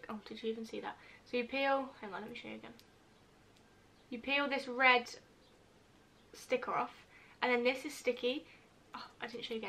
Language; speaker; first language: English; native; English